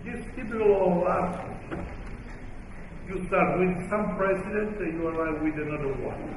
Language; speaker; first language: English; non-native, fluent; Italian